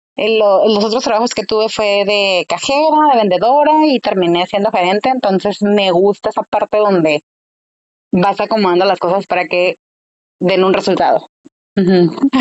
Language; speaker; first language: Spanish; early bilingual, heritage; Spanish